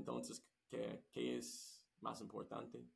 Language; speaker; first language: Spanish; non-native, learner; English